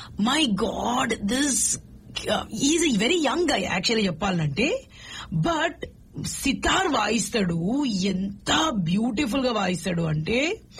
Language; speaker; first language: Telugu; native; Telugu